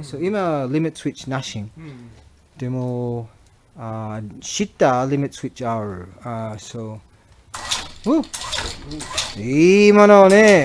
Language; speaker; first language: Japanese; non-native, learner; English